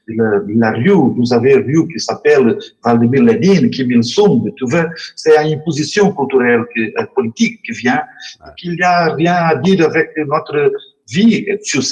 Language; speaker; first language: French; non-native, learner; Portuguese